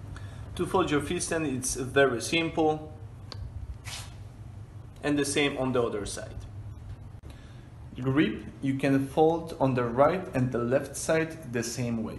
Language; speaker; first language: English; non-native, fluent; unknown